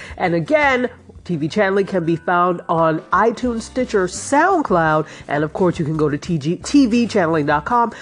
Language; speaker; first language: English; native; English